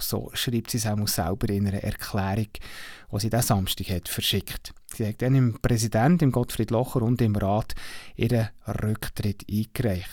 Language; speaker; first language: German; native; German